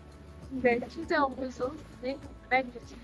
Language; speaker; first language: French; native; French